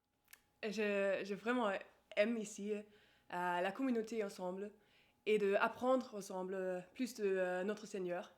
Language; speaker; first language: French; non-native, learner; German